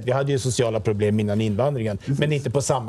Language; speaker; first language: Swedish; native; Swedish